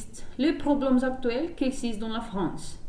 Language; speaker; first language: French; non-native, learner; Spanish